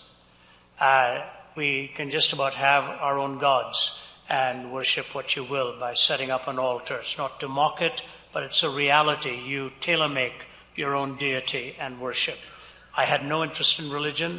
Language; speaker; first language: English; non-native, local second language; Hindi